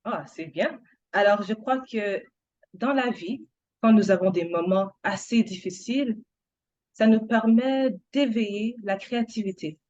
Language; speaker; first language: French; non-native, fluent; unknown